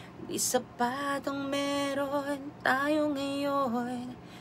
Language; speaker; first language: Filipino; native; Filipino